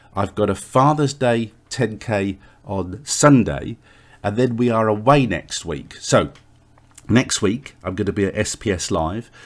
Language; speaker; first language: English; native; English